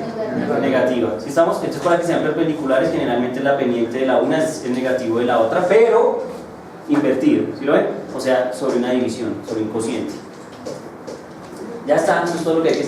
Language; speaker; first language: Spanish; native; Spanish